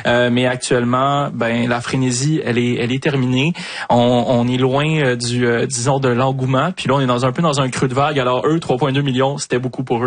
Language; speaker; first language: French; native; French